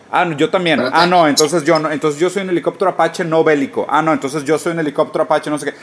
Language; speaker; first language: Spanish; early bilingual, other home language; Portuguese